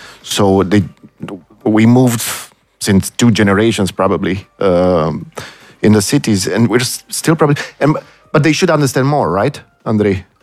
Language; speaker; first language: English; non-native, fluent; Romanian